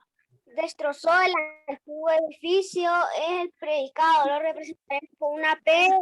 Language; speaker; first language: Spanish; native; Spanish